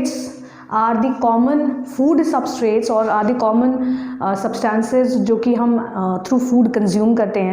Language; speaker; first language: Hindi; native; Hindi